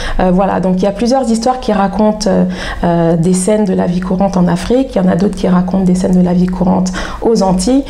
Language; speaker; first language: French; native; French